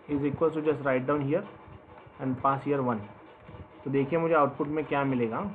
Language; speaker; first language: Hindi; non-native, local second language; Marathi